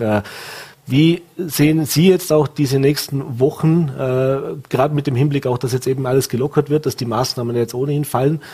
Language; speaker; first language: German; native; German